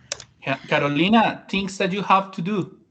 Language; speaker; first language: English; non-native, learner; Spanish